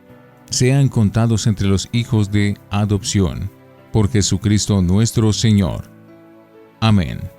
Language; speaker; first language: Spanish; native; Spanish